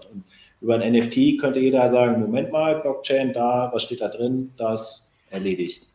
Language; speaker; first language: German; native; German